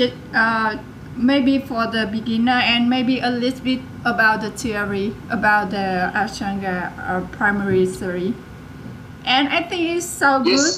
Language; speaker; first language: English; non-native, learner; Vietnamese